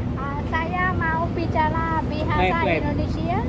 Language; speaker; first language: Indonesian; non-native, learner; Thai